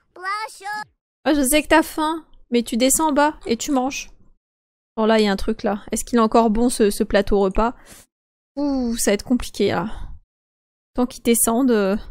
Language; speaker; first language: French; native; French